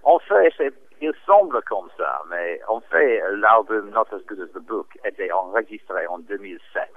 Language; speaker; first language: French; non-native, fluent; English